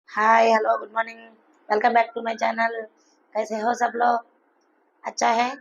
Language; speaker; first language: Hindi; non-native, local second language; Telugu